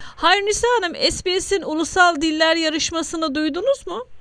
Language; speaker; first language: Turkish; native; Turkish